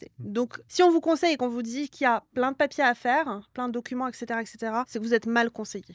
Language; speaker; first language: French; native; French